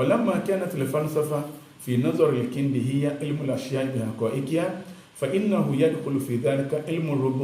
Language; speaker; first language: Arabic; non-native, fluent; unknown